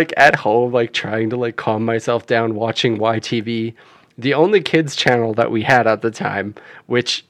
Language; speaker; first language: English; native; English